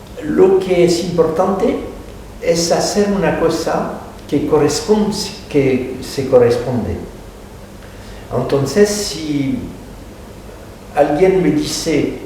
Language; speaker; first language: Spanish; non-native, fluent; French